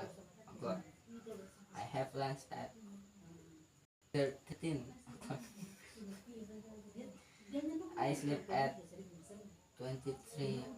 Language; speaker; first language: English; non-native, learner; Indonesian